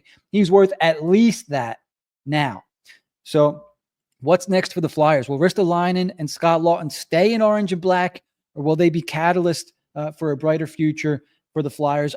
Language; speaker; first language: English; native; English